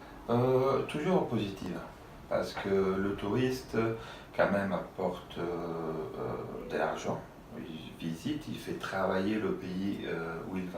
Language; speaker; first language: French; non-native, fluent; Italian